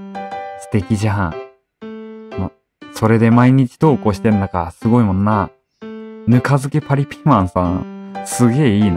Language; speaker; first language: Japanese; native; Japanese